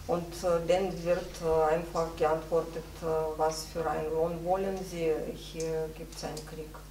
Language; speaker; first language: German; non-native, fluent; Russian